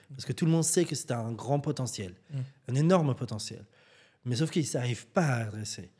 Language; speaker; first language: French; non-native, fluent; Persian